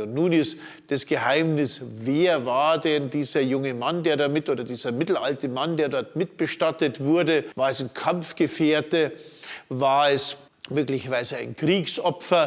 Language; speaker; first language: German; native; German